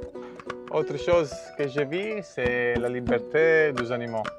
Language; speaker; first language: French; non-native, fluent; Italian